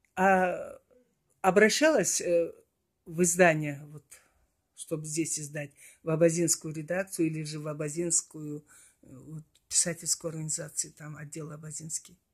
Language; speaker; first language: Russian; non-native, local second language; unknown